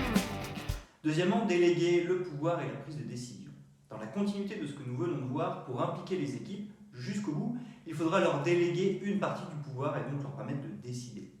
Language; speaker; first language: French; native; French